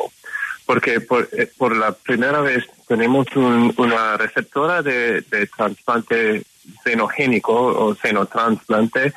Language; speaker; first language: Spanish; non-native, fluent; English